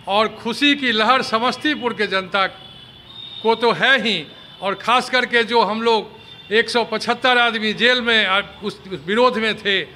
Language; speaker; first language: Hindi; native; Hindi